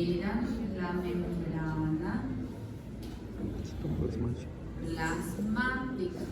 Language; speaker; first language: Spanish; native; Spanish